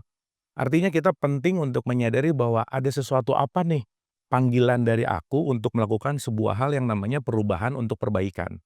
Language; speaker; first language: Indonesian; native; Indonesian